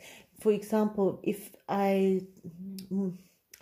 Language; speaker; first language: English; non-native, fluent; German